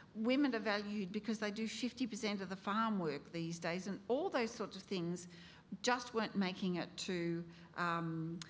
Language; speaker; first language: English; native; English